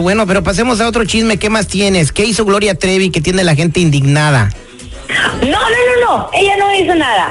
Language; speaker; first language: Spanish; native; Spanish